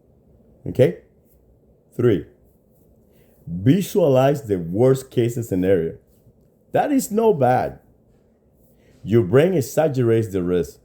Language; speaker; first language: English; non-native, fluent; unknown